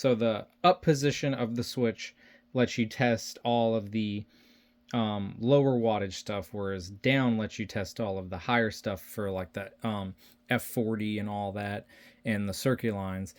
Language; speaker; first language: English; native; English